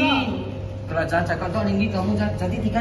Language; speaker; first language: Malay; non-native, local second language; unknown